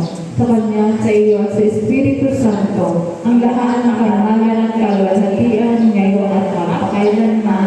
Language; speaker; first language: Filipino; native; Filipino